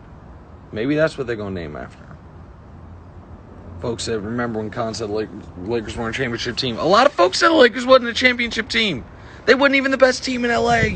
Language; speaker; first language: English; native; English